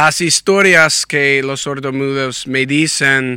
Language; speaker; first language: Spanish; non-native, learner; English